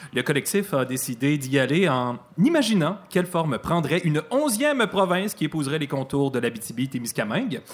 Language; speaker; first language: French; native; French